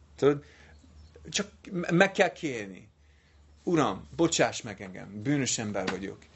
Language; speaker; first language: Hungarian; non-native, fluent; English